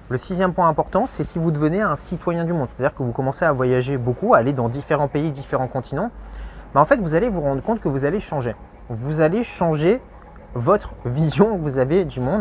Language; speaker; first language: French; native; French